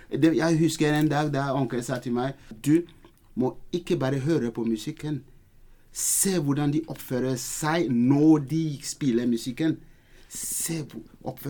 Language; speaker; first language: Norwegian; non-native, fluent; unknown